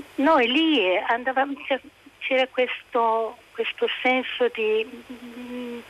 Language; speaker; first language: Italian; non-native, fluent; Hungarian